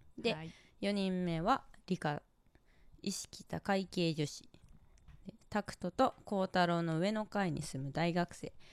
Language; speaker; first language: Japanese; native; Japanese